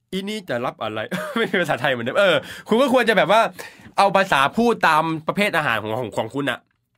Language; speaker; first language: Thai; native; Thai